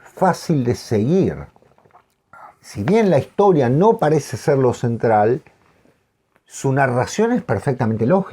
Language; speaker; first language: Spanish; native; Spanish